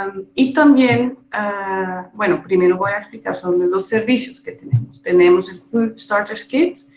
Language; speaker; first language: Spanish; non-native, fluent; Dutch